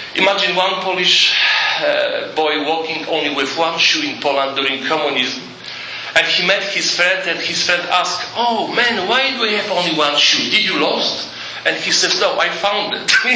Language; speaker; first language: English; non-native, fluent; Polish